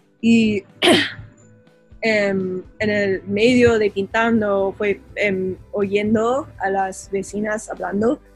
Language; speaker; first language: Spanish; non-native, learner; English